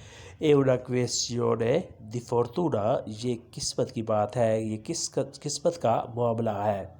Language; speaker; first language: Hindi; non-native, local second language; Punjabi